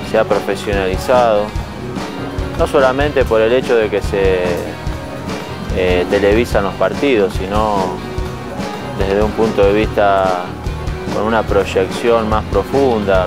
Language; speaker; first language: Spanish; native; Spanish